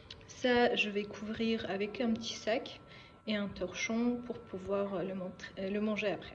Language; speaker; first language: French; non-native, fluent; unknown